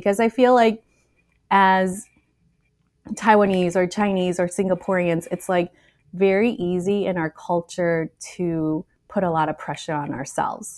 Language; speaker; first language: English; native; English